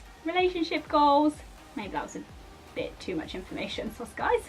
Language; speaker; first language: English; native; English